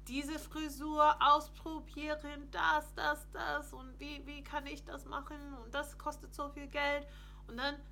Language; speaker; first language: German; non-native, fluent; English